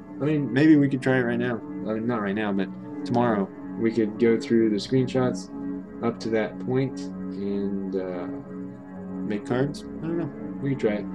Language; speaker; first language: English; native; English